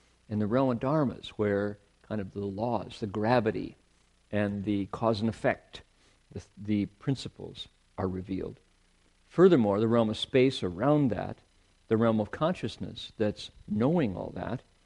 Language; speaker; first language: English; native; English